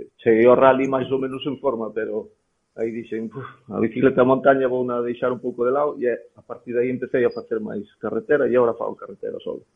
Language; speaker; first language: Galician; native; Galician